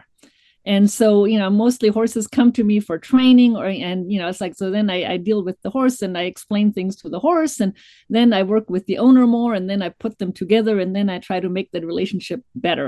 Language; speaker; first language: English; non-native, fluent; German